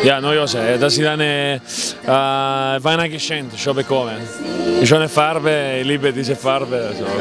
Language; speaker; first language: German; non-native, learner; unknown